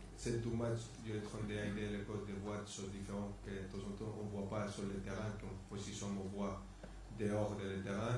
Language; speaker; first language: French; non-native, fluent; Spanish